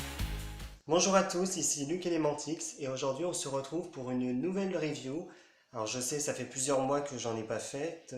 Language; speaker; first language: French; native; French